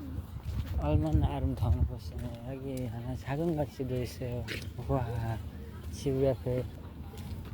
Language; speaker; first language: Korean; non-native, learner; Nepali